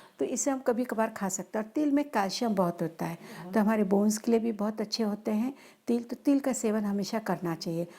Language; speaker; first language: Hindi; non-native, local second language; Marathi